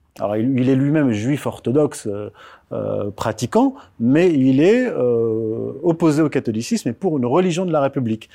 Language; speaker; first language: French; early bilingual, other home language; Berber languages